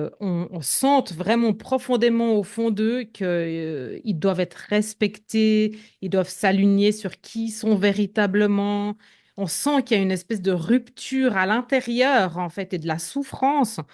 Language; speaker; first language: French; native; French